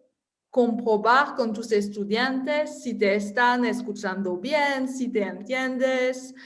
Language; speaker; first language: Spanish; non-native, fluent; French